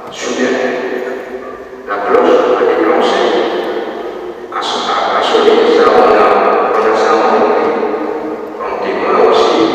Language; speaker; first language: French; non-native, local second language; Morisyen